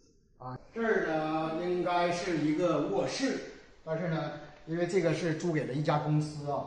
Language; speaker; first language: Chinese; native; Chinese